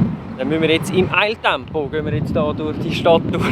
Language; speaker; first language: German; native; German